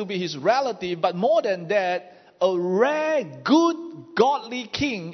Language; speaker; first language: English; non-native, local second language; Chinese